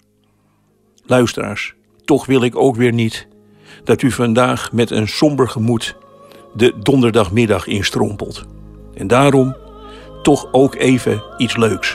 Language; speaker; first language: Dutch; native; Dutch